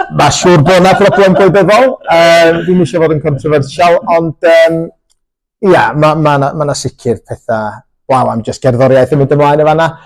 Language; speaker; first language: Welsh; non-native, local second language; English